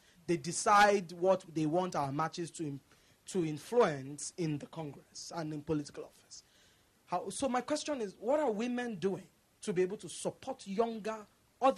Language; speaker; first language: English; non-native, local second language; Yoruba